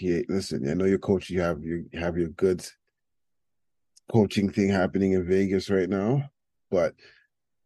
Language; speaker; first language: English; native; English